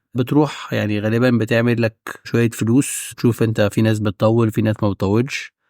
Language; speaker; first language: Egyptian Arabic; native; Egyptian Arabic